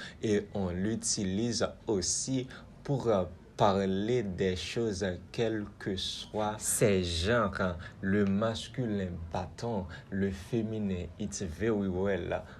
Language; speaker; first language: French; non-native, local second language; Haitian Creole